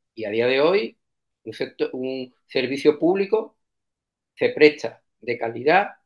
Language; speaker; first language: Spanish; native; Spanish